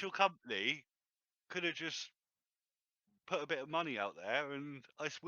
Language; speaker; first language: English; native; English